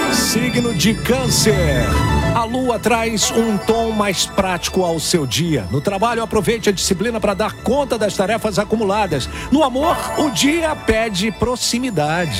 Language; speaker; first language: Portuguese; native; Portuguese